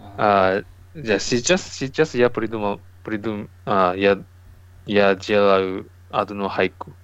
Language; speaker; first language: Russian; non-native, learner; Japanese